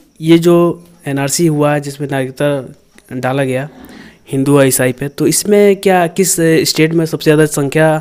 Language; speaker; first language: Hindi; native; Hindi